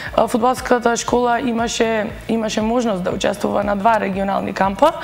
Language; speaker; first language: Macedonian; native; Macedonian